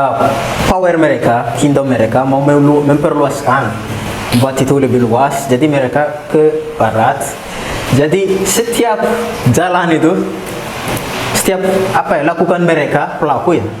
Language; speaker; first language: Indonesian; non-native, fluent; Malagasy